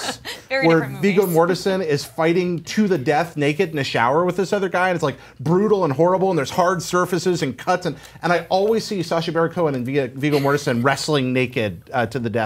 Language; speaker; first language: English; native; English